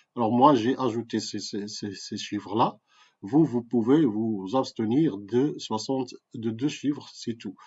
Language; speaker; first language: French; non-native, local second language; Arabic